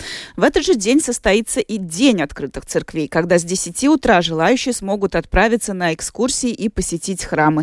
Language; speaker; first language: Russian; native; Russian